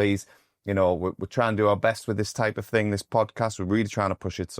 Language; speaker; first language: English; native; English